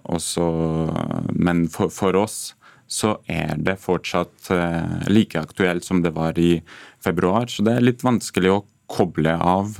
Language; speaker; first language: Norwegian; non-native, fluent; Ukrainian